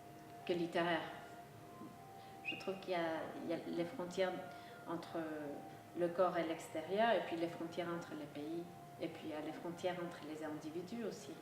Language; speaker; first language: French; non-native, local second language; Spanish